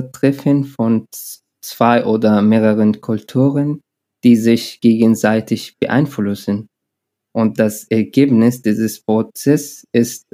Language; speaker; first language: German; non-native, learner; Arabic